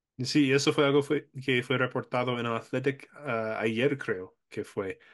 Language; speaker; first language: Spanish; non-native, fluent; English